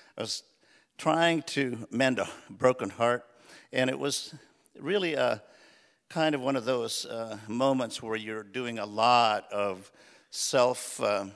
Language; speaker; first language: English; early bilingual, other home language; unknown